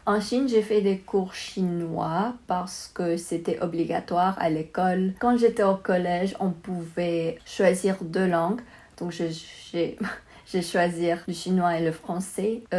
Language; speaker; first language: French; non-native, learner; Chinese